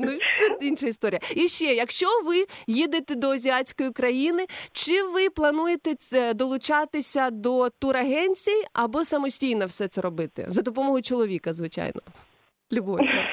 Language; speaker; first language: Ukrainian; native; Ukrainian